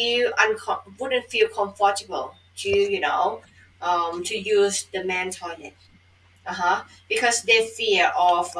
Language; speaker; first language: English; non-native, fluent; Thai